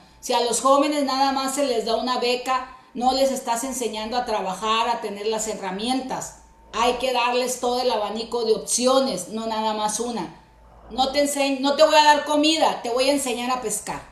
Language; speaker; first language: Spanish; native; Spanish